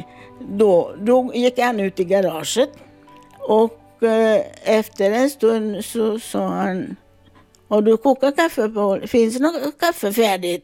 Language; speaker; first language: Swedish; non-native, fluent; Italian